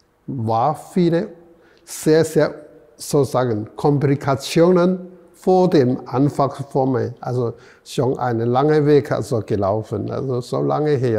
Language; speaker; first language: German; non-native, fluent; Chinese